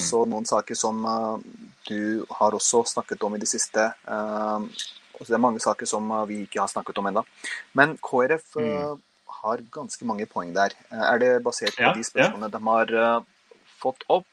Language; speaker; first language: Norwegian; early bilingual, other home language; Urdu